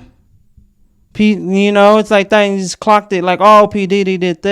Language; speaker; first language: English; native; English